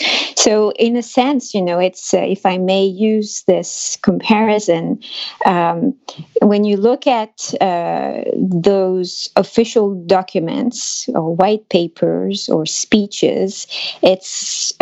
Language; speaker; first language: English; non-native, fluent; French